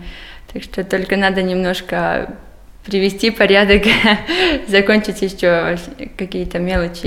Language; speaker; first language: Russian; non-native, local second language; Latvian